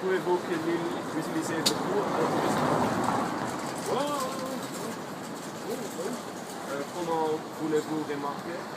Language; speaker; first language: French; non-native, learner; Dutch